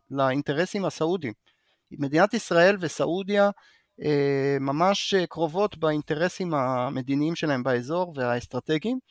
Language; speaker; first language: Hebrew; native; Hebrew